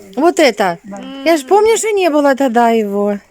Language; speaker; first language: Russian; non-native, local second language; Ukrainian